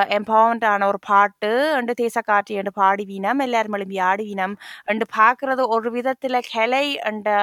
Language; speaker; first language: Tamil; early bilingual, heritage; Tamil